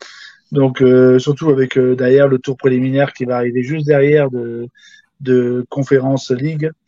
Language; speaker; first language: French; native; French